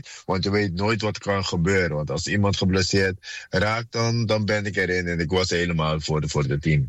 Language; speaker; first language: Dutch; non-native, fluent; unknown